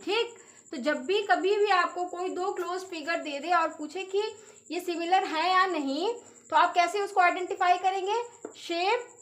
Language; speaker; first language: Hindi; native; Hindi